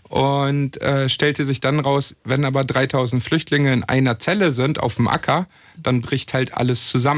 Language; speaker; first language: German; native; German